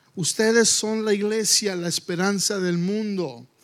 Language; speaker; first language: Spanish; early bilingual, heritage; Spanish